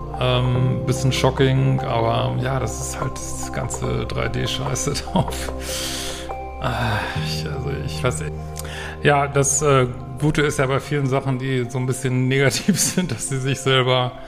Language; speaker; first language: German; native; German